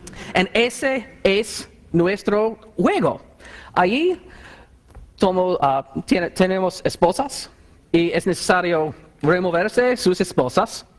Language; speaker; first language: Spanish; non-native, learner; English